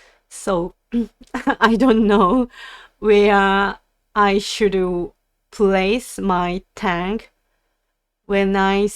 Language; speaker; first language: English; non-native, learner; Japanese